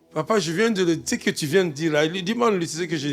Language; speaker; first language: French; non-native, learner; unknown